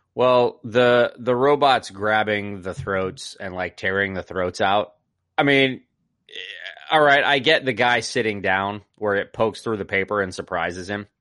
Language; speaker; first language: English; native; English